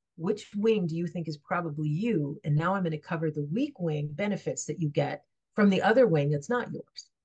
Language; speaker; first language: English; native; English